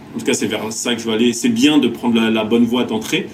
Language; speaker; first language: French; native; French